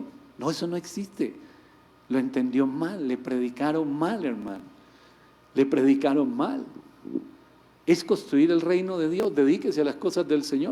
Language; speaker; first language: Spanish; native; Spanish